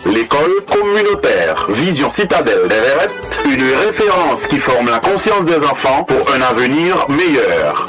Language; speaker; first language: French; non-native, local second language; Haitian Creole